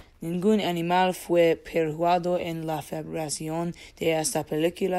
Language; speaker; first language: Spanish; non-native, learner; English